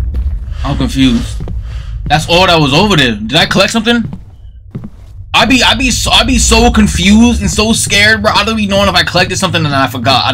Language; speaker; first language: English; native; English